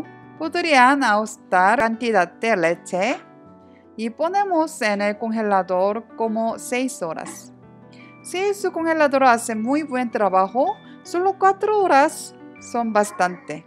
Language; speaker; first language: Spanish; non-native, learner; Korean